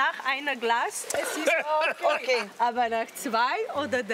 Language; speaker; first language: German; non-native, learner; Slovenian